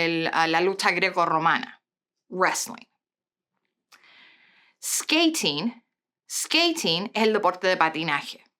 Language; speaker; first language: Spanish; non-native, fluent; English